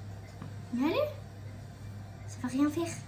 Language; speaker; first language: French; native; French